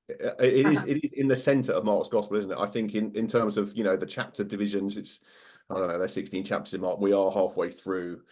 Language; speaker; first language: English; native; English